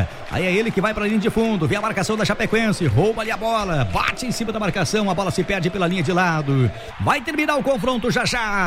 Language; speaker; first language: Portuguese; native; Portuguese